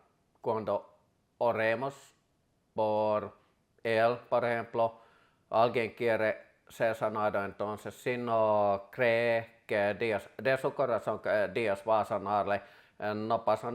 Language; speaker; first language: Spanish; non-native, fluent; Finnish